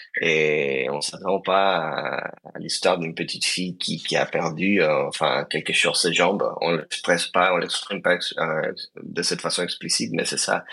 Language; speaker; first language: French; non-native, fluent; Spanish